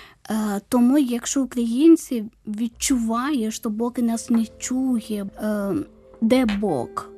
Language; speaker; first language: Ukrainian; non-native, learner; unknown